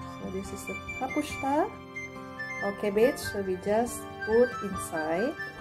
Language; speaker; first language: English; non-native, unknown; Indonesian